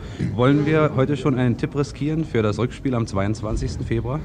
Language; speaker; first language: German; native; German